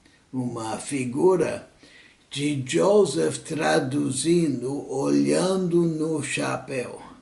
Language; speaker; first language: Portuguese; non-native, fluent; English